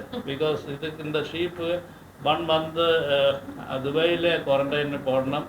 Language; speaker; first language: Tamil; non-native, learner; Malayalam